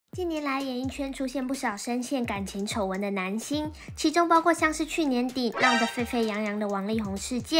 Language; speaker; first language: Chinese; native; Chinese